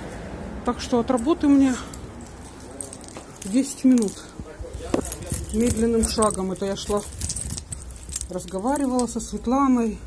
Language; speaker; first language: Russian; native; Russian